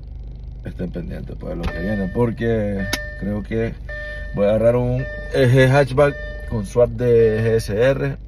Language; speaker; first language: Spanish; native; Spanish